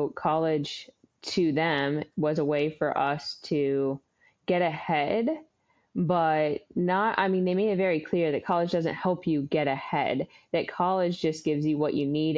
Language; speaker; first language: English; native; English